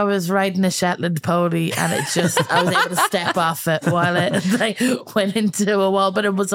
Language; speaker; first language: English; native; English